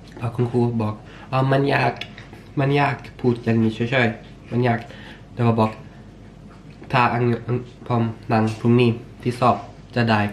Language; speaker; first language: Thai; early bilingual, heritage; Swedish